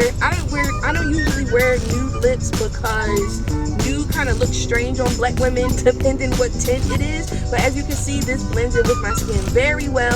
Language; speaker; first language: English; native; English